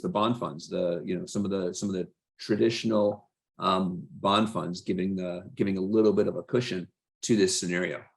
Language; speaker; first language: English; native; English